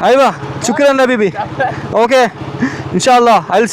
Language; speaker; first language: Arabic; non-native, learner; Malayalam